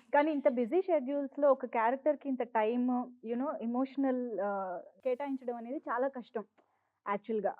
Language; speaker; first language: Telugu; native; Telugu